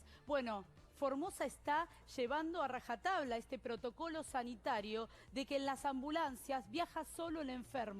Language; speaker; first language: Spanish; native; Spanish